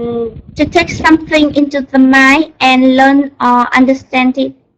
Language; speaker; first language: English; non-native, learner; Vietnamese